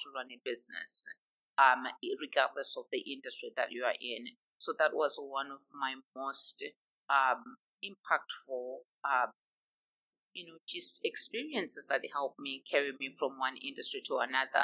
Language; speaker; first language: English; non-native, local second language; Shona